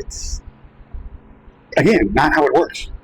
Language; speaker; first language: English; native; English